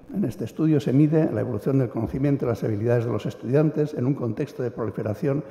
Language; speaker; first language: Spanish; non-native, local second language; Catalan